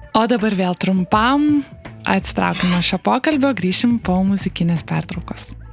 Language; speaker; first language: Lithuanian; native; Lithuanian